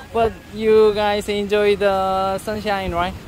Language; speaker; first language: English; non-native, learner; Korean